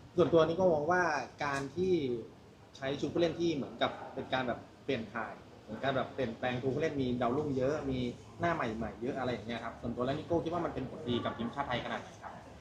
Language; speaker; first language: Thai; native; Thai